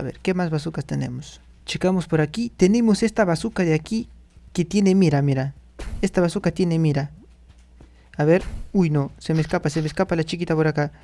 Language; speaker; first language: Spanish; native; Spanish